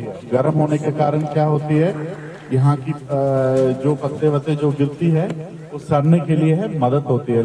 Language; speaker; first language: Hindi; native; Hindi